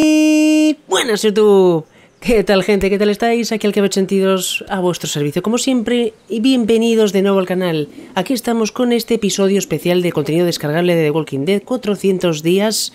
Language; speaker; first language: Spanish; native; Spanish